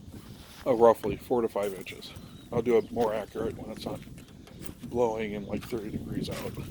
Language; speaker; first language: English; native; English